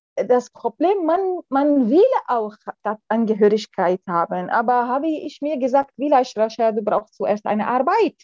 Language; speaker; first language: German; non-native, fluent; Arabic